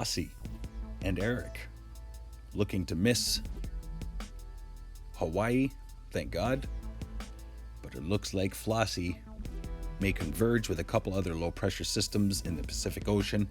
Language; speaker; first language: English; native; English